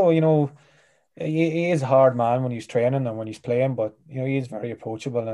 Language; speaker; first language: English; native; English